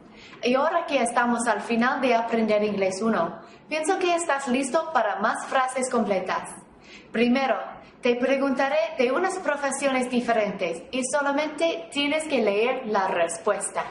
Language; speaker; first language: Spanish; non-native, fluent; English